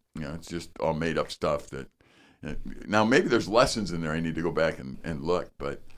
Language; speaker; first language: English; native; English